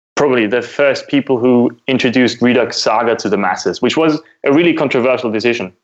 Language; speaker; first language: English; non-native, fluent; German